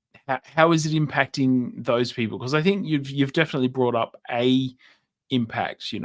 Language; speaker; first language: English; native; English